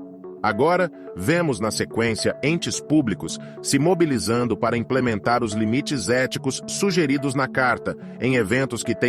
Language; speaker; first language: Portuguese; native; Portuguese